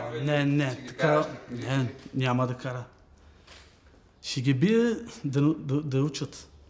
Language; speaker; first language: Bulgarian; non-native, local second language; Turkish